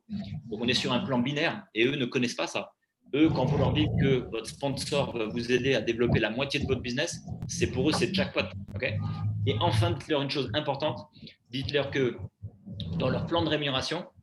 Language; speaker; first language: French; native; French